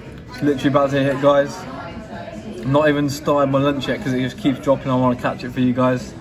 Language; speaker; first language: English; native; English